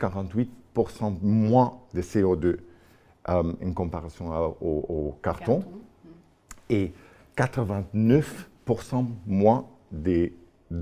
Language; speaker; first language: French; non-native, fluent; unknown